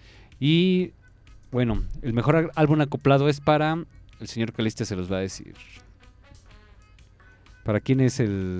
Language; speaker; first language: Spanish; native; Spanish